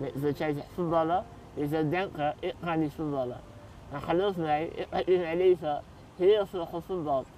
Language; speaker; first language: Dutch; early bilingual, other home language; Arabic